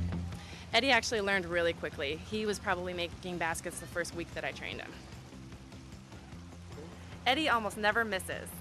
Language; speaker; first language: English; native; English